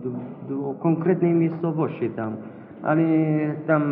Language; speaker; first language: Polish; non-native, learner; Arabic